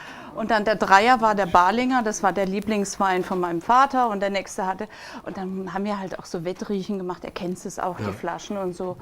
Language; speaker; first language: German; native; German